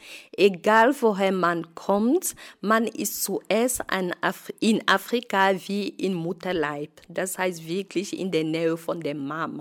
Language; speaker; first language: German; non-native, fluent; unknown